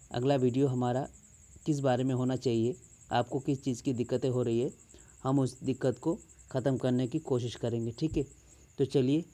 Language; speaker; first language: Hindi; non-native, local second language; Bangla